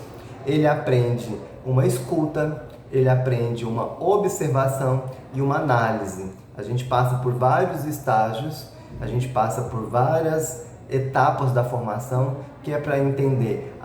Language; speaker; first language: Portuguese; native; Portuguese